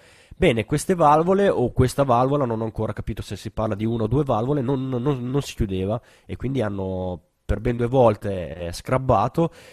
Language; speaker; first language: Italian; native; Italian